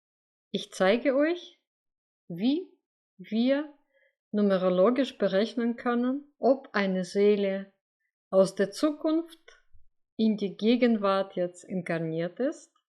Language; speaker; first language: German; non-native, fluent; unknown